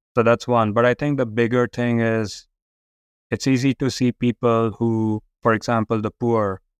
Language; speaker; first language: English; non-native, local second language; Hindi